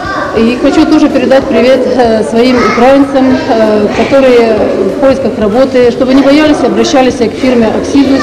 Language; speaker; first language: Russian; non-native, local second language; Ukrainian